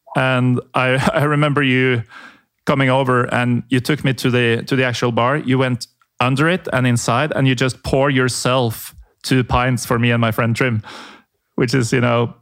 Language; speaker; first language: English; non-native, fluent; Norwegian